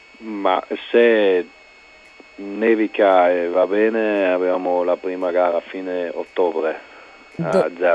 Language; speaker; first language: Italian; non-native, local second language; German